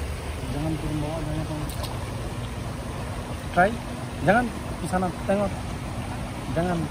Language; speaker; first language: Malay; non-native, learner; Bangla